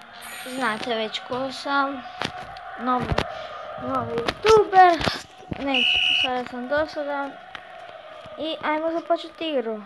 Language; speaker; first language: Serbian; early bilingual, heritage; Croatian